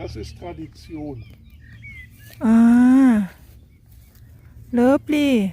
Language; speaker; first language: German; non-native, learner; Thai